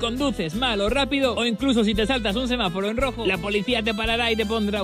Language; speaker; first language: Spanish; native; Spanish